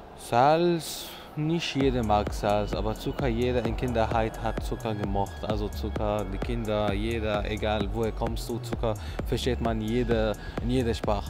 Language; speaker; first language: German; non-native, fluent; Arabic